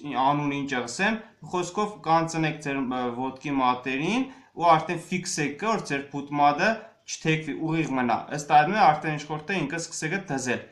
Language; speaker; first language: Armenian; native; Armenian